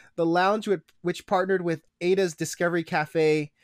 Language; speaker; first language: English; native; English